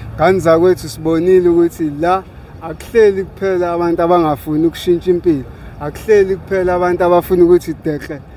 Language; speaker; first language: Zulu; native; Zulu